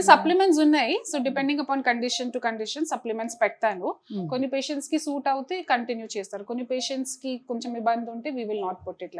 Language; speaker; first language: Telugu; non-native, fluent; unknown